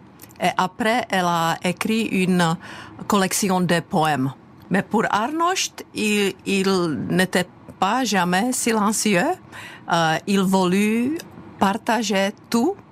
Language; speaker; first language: French; non-native, fluent; Czech